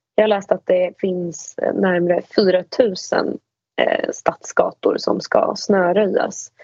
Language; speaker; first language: Swedish; native; Swedish